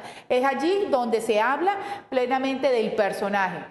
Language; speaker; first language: Spanish; native; Spanish